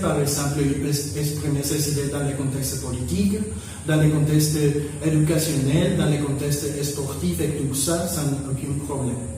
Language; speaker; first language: French; non-native, learner; Spanish